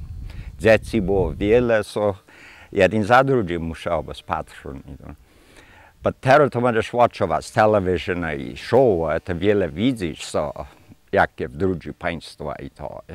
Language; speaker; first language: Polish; early bilingual, heritage; Polish